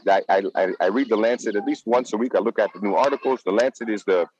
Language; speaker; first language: English; non-native, fluent; Dutch